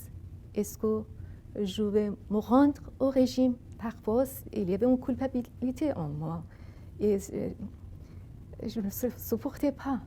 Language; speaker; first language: French; non-native, fluent; Persian